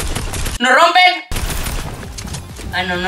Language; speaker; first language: Spanish; native; Spanish